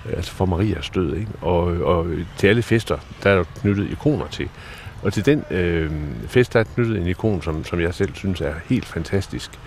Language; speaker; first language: Danish; native; Danish